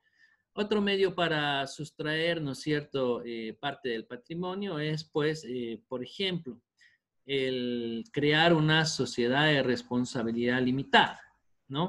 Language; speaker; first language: Spanish; native; Spanish